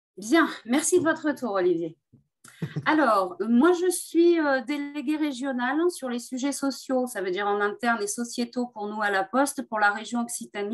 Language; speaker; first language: French; native; French